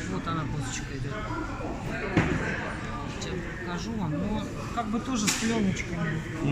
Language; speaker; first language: Russian; native; Russian